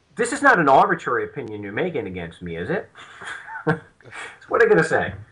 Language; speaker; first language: English; native; English